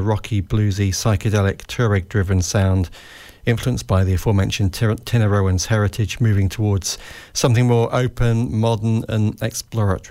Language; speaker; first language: English; native; English